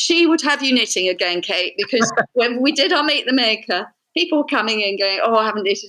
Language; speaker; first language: English; native; English